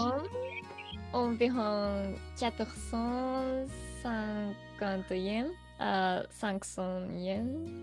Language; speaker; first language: French; non-native, learner; Japanese